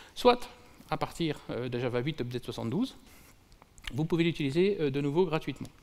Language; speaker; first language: French; native; French